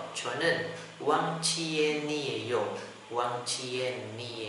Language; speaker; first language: Korean; non-native, learner; Indonesian